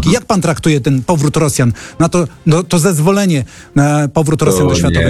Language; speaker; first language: Polish; native; Polish